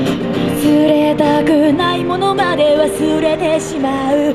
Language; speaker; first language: Japanese; native; Japanese